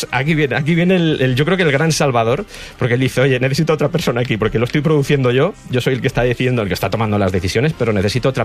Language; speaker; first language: Spanish; native; Spanish